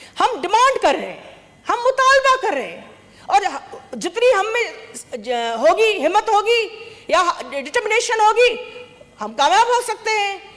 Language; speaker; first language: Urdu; non-native, local second language; Sindhi